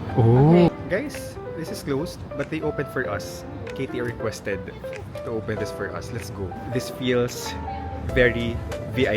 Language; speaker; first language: English; non-native, local second language; Filipino